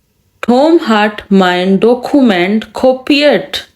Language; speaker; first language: German; non-native, fluent; Urdu